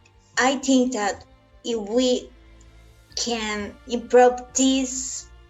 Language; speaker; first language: English; non-native, learner; Spanish